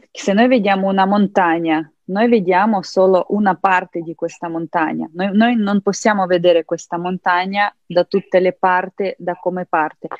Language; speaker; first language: Italian; non-native, fluent; Ukrainian